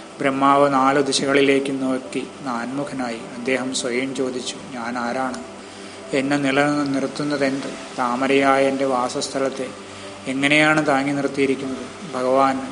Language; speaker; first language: Malayalam; native; Malayalam